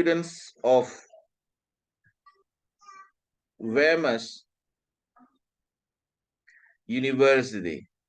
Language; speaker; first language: English; non-native, fluent; Indonesian